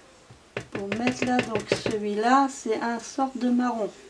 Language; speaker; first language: French; native; French